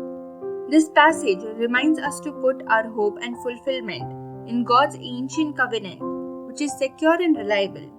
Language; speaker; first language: English; non-native, local second language; Malayalam